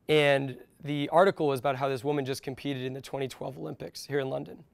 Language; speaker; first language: English; native; English